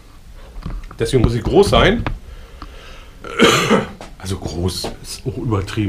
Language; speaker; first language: German; native; German